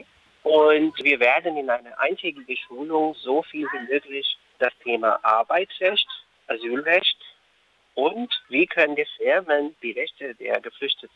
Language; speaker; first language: German; non-native, fluent; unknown